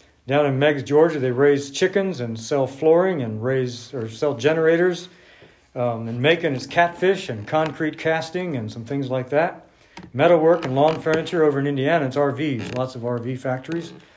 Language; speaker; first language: English; native; English